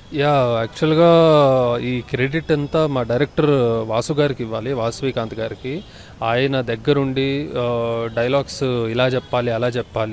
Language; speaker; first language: Telugu; native; Telugu